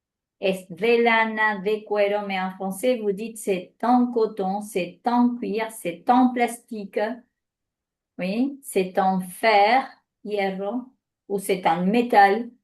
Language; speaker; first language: French; non-native, fluent; Spanish